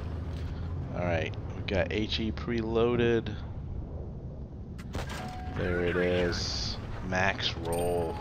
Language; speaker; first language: English; native; English